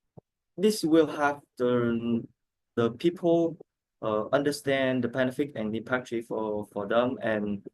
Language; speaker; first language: English; non-native, learner; Vietnamese